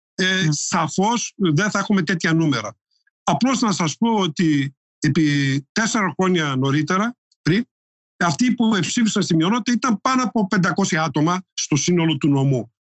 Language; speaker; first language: Greek; non-native, local second language; Turkish